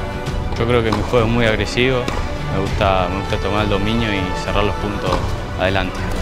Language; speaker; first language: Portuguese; non-native, learner; Spanish